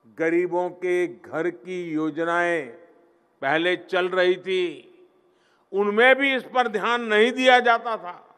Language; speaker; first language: Hindi; native; Hindi